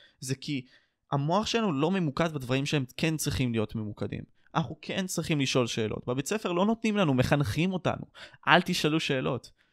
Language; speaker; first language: Hebrew; native; Hebrew